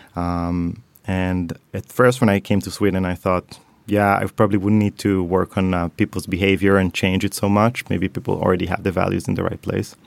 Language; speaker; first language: English; non-native, fluent; Hebrew